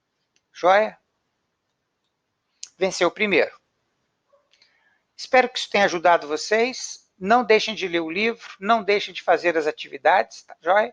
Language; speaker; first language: Portuguese; native; Portuguese